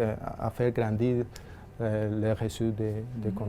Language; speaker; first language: French; non-native, fluent; Spanish